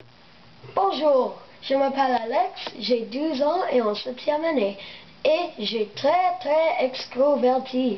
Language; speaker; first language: French; non-native, learner; English